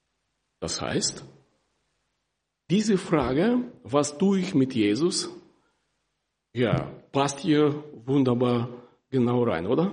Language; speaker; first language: German; non-native, fluent; Russian